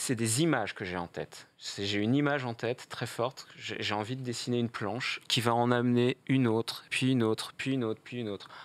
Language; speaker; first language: French; native; French